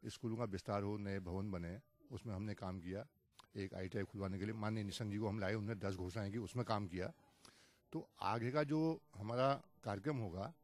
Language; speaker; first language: Hindi; native; Hindi